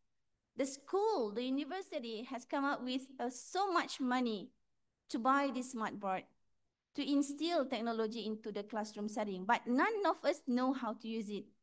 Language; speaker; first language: English; non-native, local second language; Malay